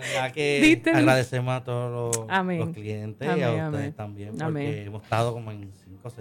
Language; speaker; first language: Spanish; native; Spanish